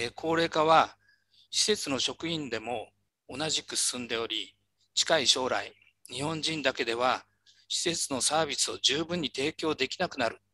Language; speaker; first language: Japanese; native; Japanese